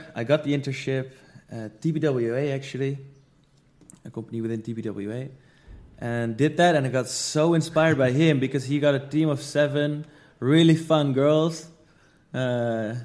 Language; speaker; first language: English; non-native, fluent; Dutch